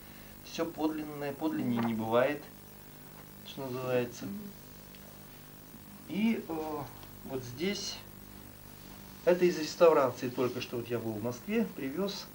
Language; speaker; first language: Russian; native; Russian